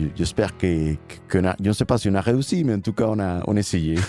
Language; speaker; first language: French; non-native, learner; Spanish